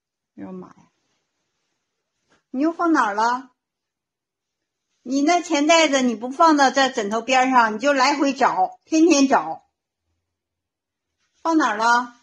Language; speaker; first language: Chinese; native; Chinese